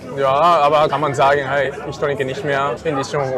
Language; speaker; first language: German; non-native, learner; Japanese